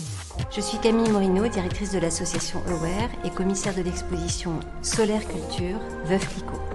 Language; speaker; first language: French; native; French